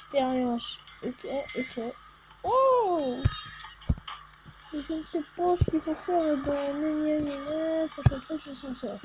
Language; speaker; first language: French; native; French